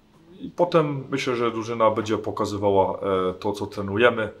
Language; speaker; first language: Polish; early bilingual, heritage; German